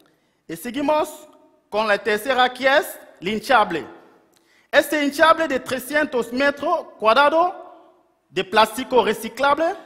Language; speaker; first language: Spanish; non-native, local second language; French